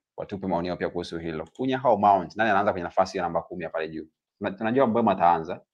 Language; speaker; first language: Swahili; native; Swahili